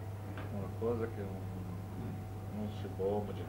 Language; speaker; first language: Italian; non-native, learner; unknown